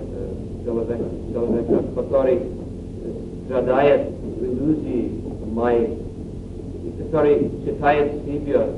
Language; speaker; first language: Russian; non-native, learner; English